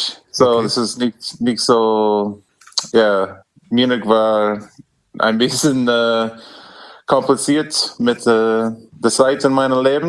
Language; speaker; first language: German; non-native, learner; English